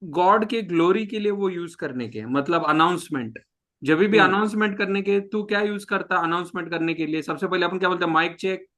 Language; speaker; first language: Hindi; non-native, local second language; Marathi